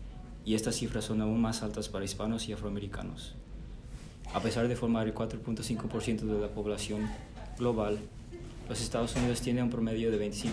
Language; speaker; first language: Spanish; early bilingual, heritage; Spanish